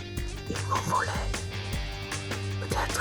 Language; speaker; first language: French; non-native, learner; English